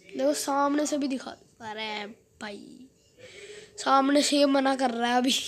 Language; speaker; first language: Hindi; native; Hindi